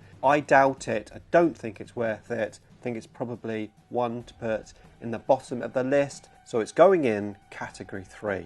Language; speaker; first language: English; native; English